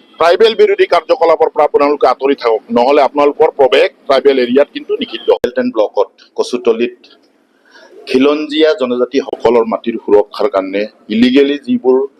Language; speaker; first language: Assamese; non-native, local second language; Mising